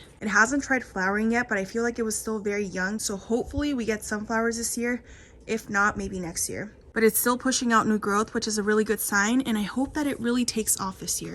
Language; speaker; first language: English; native; English